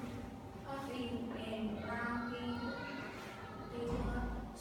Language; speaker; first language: English; non-native, learner; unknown